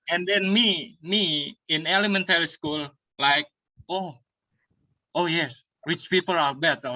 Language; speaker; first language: English; non-native, learner; Indonesian